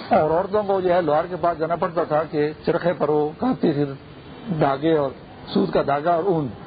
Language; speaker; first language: Urdu; non-native, local second language; Pashto